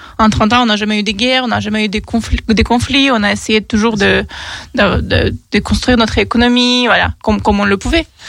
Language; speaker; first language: French; non-native, fluent; Ukrainian